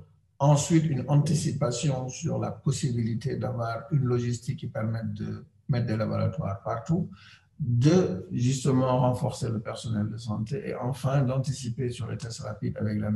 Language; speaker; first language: French; non-native, local second language; Wolof